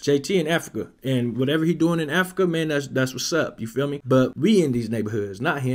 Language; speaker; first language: English; native; English